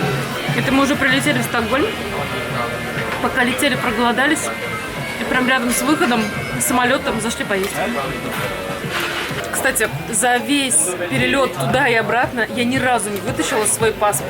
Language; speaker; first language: Russian; native; Russian